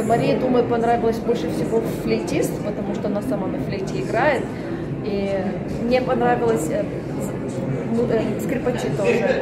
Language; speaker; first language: Russian; native; Russian